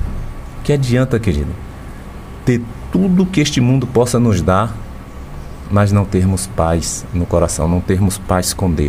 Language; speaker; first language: Portuguese; native; Portuguese